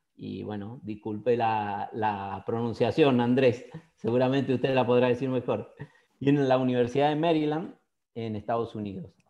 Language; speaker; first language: Spanish; native; Spanish